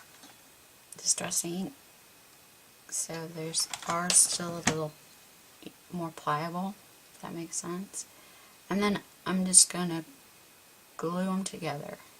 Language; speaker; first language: English; native; English